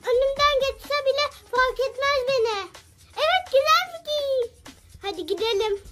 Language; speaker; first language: Turkish; native; Turkish